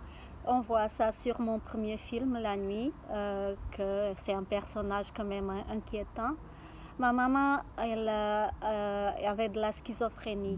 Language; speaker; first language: French; non-native, fluent; Portuguese